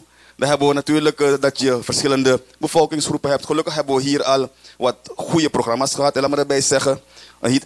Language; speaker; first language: Dutch; native; Dutch